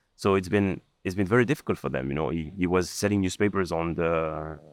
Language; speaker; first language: English; non-native, fluent; Arabic